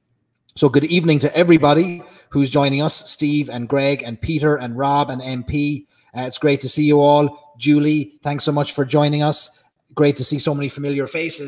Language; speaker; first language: English; native; English